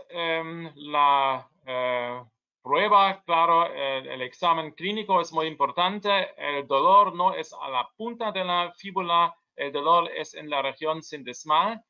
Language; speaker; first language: Spanish; non-native, learner; German